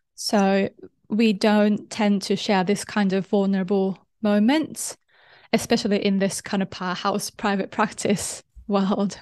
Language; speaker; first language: English; non-native, fluent; Japanese